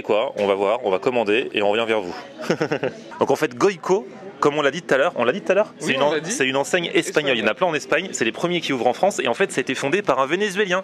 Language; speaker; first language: French; native; French